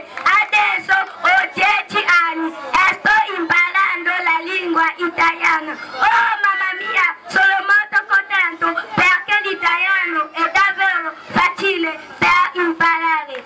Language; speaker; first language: Italian; non-native, learner; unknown